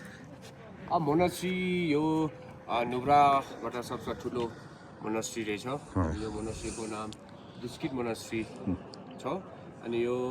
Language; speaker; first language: Nepali; non-native, learner; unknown